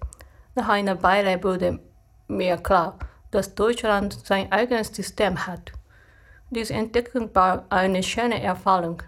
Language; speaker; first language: German; non-native, fluent; Japanese